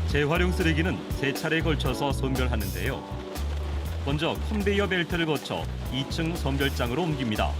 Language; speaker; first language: Korean; native; Korean